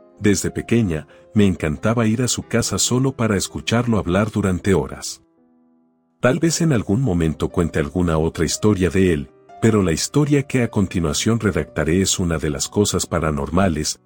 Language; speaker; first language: Spanish; native; Spanish